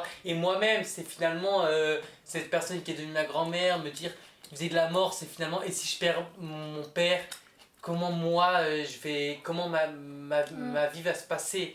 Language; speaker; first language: French; native; French